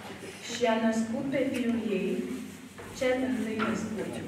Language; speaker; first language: Romanian; native; Romanian